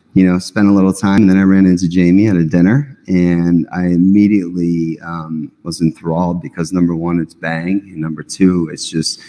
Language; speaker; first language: English; native; English